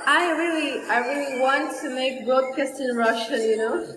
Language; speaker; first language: English; non-native, fluent; Russian